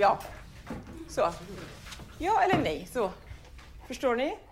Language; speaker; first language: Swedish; non-native, fluent; Arabic